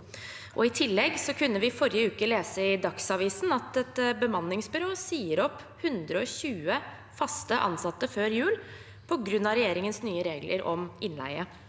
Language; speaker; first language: Norwegian; native; Norwegian